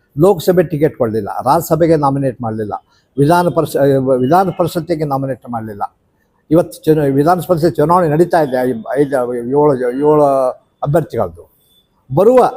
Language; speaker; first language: Kannada; non-native, local second language; Lambadi